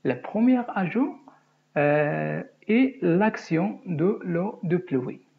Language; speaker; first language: French; non-native, local second language; Arabic